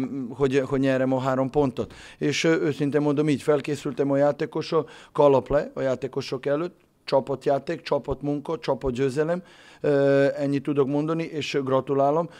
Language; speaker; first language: Hungarian; non-native, fluent; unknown